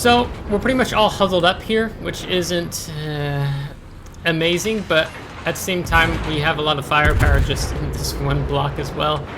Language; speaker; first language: English; native; English